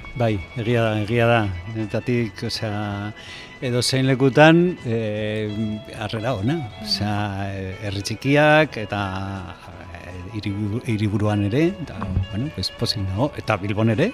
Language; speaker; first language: Basque; non-native, local second language; Spanish